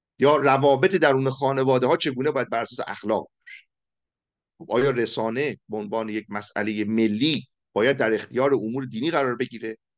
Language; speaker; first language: Persian; native; Persian